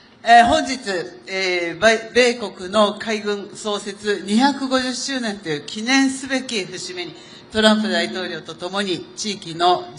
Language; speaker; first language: Japanese; native; Japanese